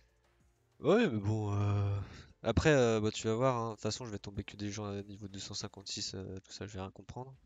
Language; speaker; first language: French; native; French